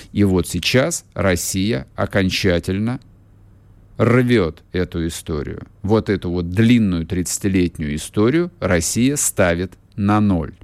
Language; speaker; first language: Russian; native; Russian